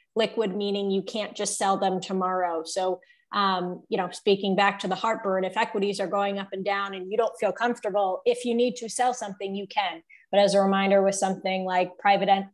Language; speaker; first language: English; native; English